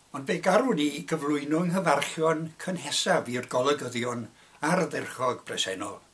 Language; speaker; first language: Welsh; non-native, local second language; English